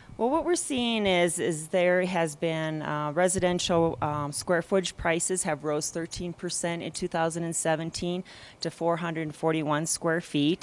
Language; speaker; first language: English; native; English